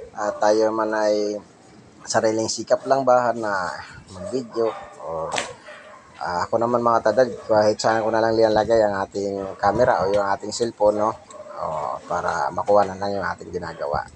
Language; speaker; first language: Filipino; non-native, local second language; Waray